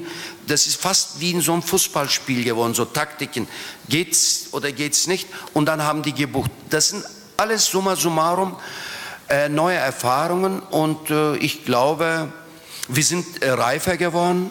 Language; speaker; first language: German; non-native, fluent; Turkish